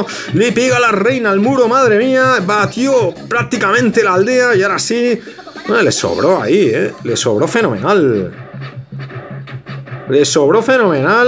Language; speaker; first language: Spanish; native; Spanish